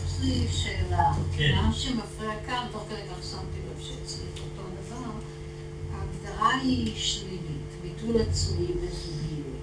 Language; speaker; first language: Hebrew; non-native, learner; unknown